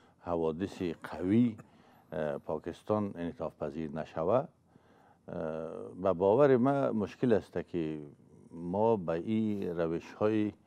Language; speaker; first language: Persian; native; Persian